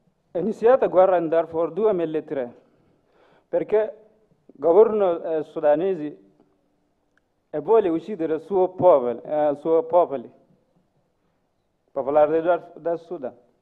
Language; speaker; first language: Italian; non-native, learner; Masai